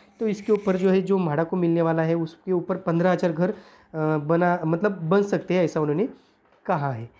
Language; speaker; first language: Hindi; non-native, local second language; Marathi